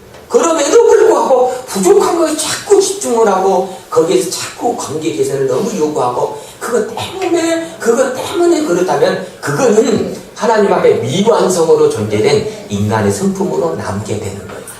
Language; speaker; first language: Korean; native; Korean